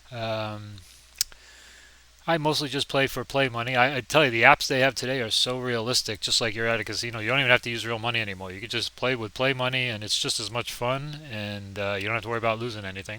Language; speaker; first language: English; native; English